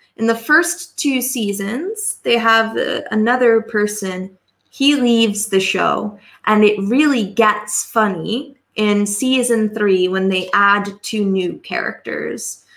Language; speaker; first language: English; native; English